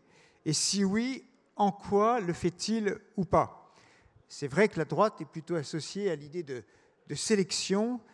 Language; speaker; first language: French; native; French